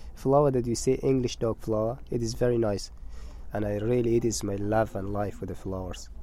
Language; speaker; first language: English; non-native, learner; Persian